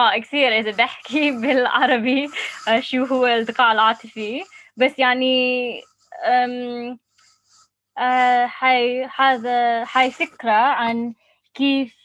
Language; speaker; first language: Arabic; non-native, learner; English